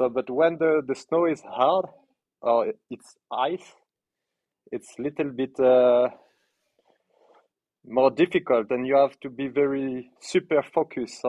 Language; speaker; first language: English; non-native, learner; French